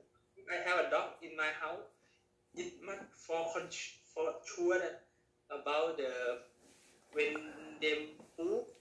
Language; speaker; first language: English; non-native, learner; Thai